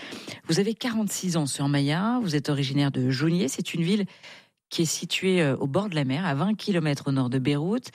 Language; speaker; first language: French; native; French